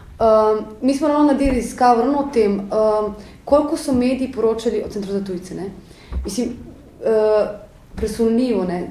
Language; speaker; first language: Slovenian; native; Slovenian